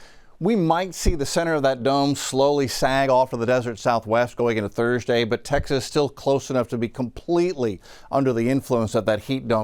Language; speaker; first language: English; native; English